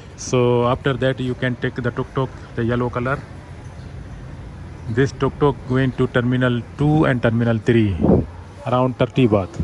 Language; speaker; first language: English; non-native, learner; Urdu